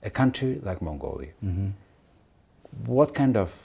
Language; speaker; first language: English; non-native, fluent; Mongolian